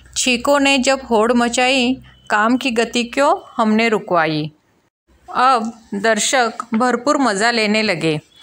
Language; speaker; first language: Hindi; non-native, local second language; Marathi